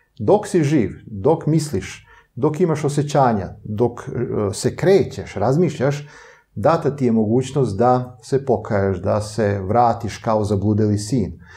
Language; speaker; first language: Serbian; native; Serbian